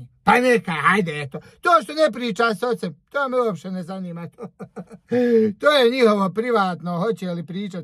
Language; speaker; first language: Croatian; native; Croatian